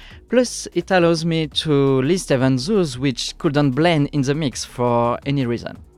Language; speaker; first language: English; non-native, fluent; French